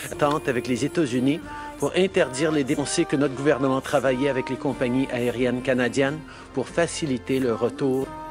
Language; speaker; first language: French; early bilingual, heritage; French